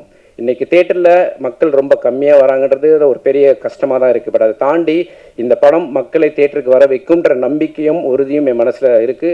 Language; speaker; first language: Tamil; native; Tamil